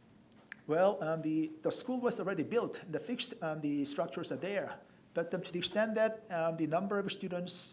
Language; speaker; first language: English; non-native, fluent; Korean